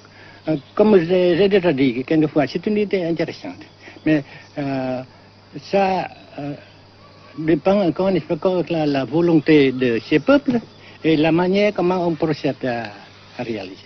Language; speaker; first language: French; non-native, fluent; Vietnamese